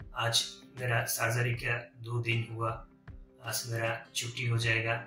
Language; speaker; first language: Hindi; non-native, learner; Bangla